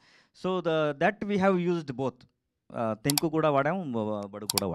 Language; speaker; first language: Telugu; non-native, learner; Kannada